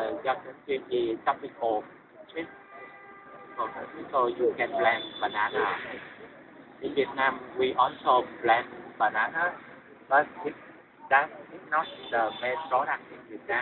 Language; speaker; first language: English; non-native, learner; Vietnamese